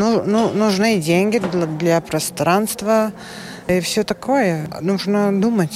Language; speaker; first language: Russian; non-native, local second language; Latvian